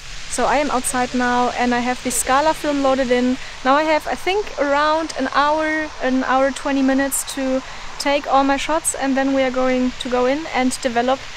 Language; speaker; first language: English; non-native, fluent; German